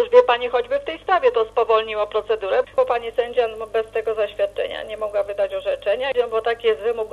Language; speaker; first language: Polish; native; Polish